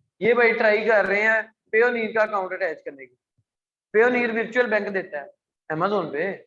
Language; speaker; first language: Urdu; non-native, local second language; Punjabi